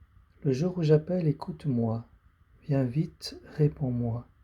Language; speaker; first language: French; native; French